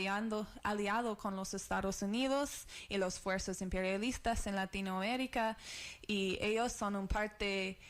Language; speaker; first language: Spanish; non-native, learner; English